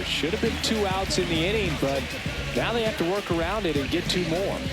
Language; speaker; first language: English; native; English